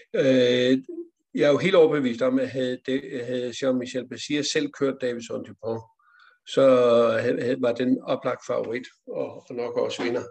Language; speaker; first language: Danish; native; Danish